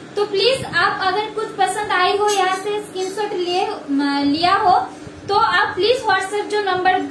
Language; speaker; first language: Hindi; non-native, local second language; Bangla